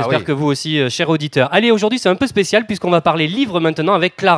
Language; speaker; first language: French; native; French